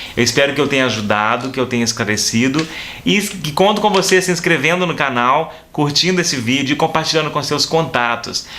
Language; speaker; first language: Portuguese; native; Portuguese